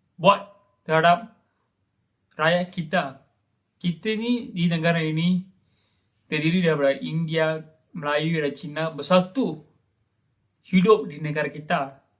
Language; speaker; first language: Malay; non-native, local second language; Tamil